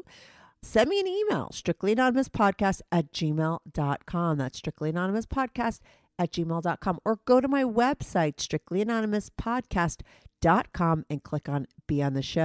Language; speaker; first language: English; native; English